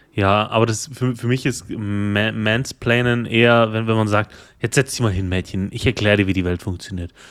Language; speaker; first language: German; native; German